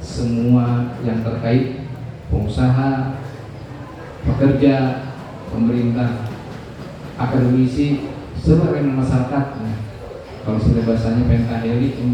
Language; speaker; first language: Indonesian; non-native, local second language; Sundanese